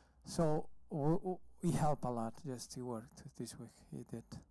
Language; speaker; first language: English; non-native, learner; Spanish